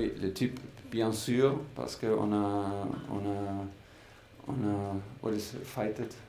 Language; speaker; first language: French; non-native, fluent; German